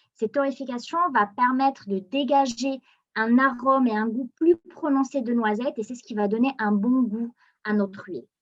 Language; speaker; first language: French; non-native, local second language; Arabic